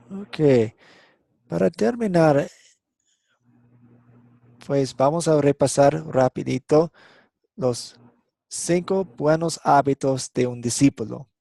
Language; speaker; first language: Spanish; non-native, fluent; English